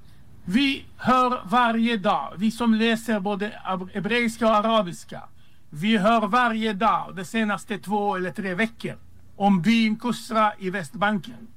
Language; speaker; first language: Swedish; non-native, fluent; Hebrew